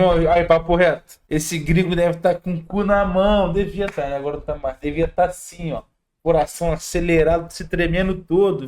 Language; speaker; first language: Portuguese; native; Portuguese